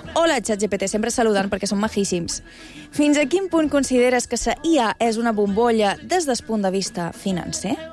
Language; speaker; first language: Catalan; native; Catalan